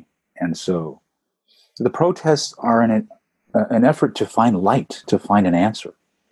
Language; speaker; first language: English; native; English